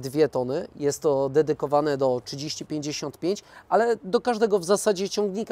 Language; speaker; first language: Polish; native; Polish